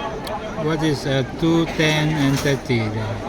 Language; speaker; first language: English; non-native, learner; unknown